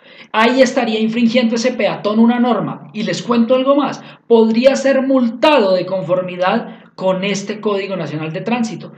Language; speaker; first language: Spanish; native; Spanish